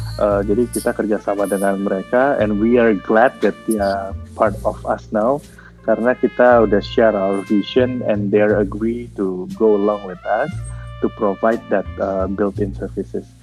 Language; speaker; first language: English; non-native, fluent; Indonesian